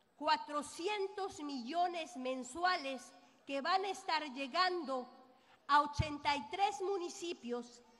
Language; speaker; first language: Spanish; native; Spanish